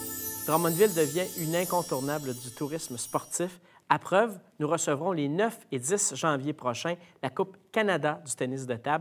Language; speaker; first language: French; native; French